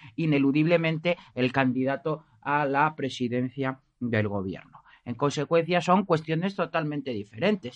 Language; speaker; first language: Spanish; native; Spanish